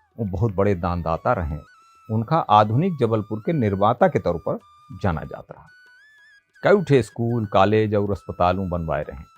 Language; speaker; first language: Hindi; native; Hindi